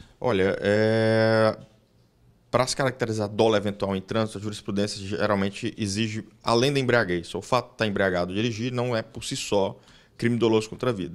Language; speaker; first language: Portuguese; native; Portuguese